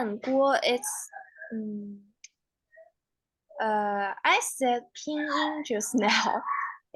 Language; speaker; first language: English; non-native, learner; Chinese